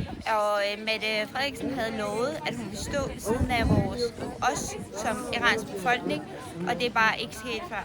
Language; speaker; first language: Danish; non-native, fluent; Persian